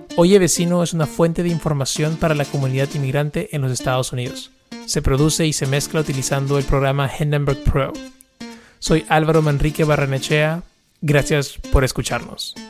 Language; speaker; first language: Spanish; native; Spanish